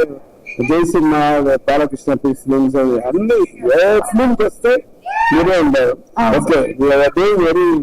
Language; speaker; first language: Telugu; non-native, learner; Tamil